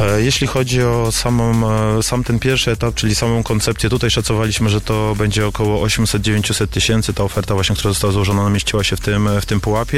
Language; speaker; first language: Polish; native; Polish